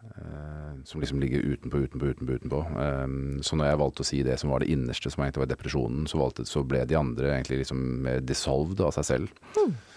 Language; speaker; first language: Norwegian; native; Norwegian